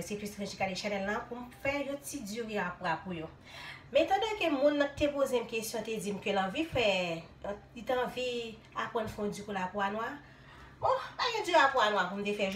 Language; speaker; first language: French; non-native, local second language; Haitian Creole